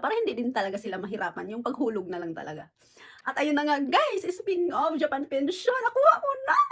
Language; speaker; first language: Filipino; native; Filipino